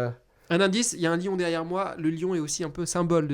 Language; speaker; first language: French; native; French